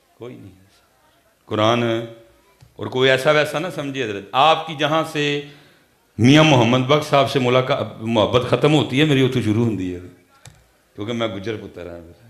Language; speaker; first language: Urdu; non-native, local second language; Punjabi